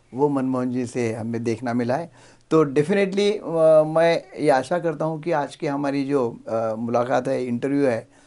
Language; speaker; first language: Hindi; non-native, local second language; Marathi